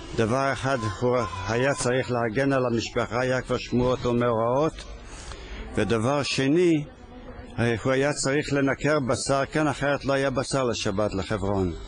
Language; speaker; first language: Hebrew; early bilingual, other home language; Yiddish